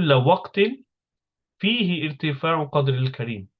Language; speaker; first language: Arabic; non-native, fluent; English